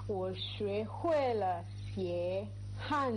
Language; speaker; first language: Chinese; non-native, learner; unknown